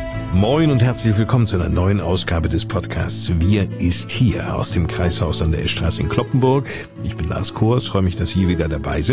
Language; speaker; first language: German; native; German